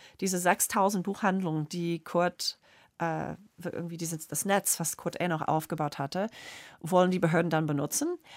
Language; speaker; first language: German; non-native, fluent; English